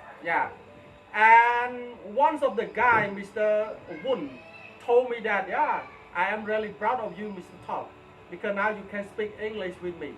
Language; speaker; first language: English; non-native, fluent; Khmer